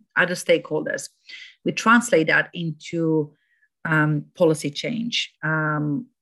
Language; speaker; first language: English; non-native, fluent; Romanian